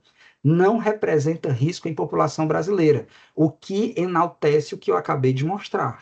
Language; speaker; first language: Portuguese; native; Portuguese